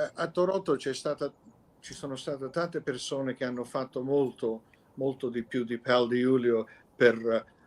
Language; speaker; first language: Italian; early bilingual, other home language; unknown